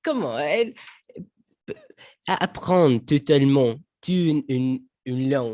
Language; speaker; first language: French; non-native, learner; Arabic